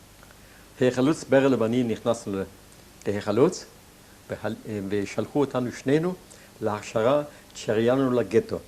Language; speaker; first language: Hebrew; non-native, fluent; German